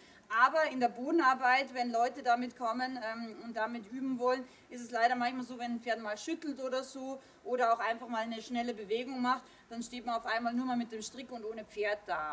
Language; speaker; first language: German; native; German